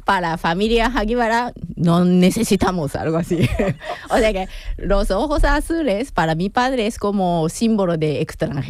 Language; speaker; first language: Spanish; non-native, fluent; Japanese